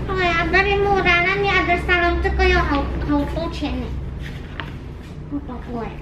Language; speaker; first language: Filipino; non-native, learner; Indonesian